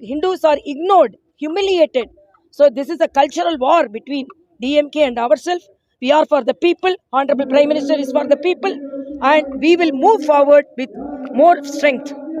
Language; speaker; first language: English; non-native, local second language; Tamil